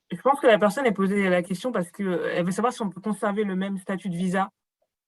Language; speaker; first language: French; native; French